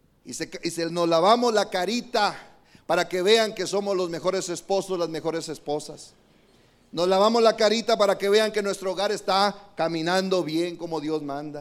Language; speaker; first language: Spanish; native; Spanish